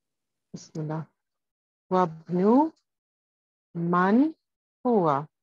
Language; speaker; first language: Arabic; non-native, learner; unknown